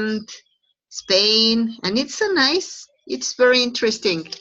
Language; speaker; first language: English; non-native, fluent; Spanish